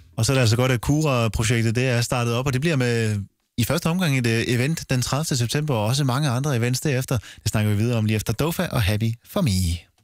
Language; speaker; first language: Danish; native; Danish